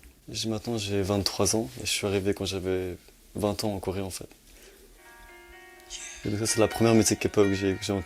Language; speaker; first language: French; native; French